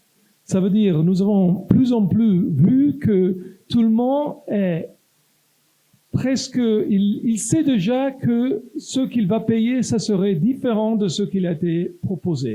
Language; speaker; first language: French; non-native, local second language; Italian